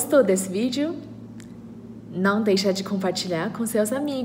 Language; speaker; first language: Portuguese; non-native, fluent; Chinese